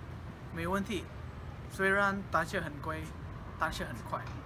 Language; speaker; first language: Chinese; non-native, learner; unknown